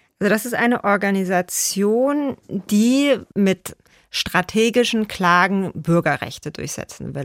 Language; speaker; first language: German; native; German